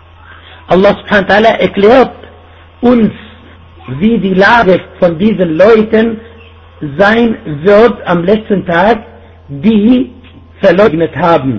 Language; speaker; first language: German; non-native, fluent; Arabic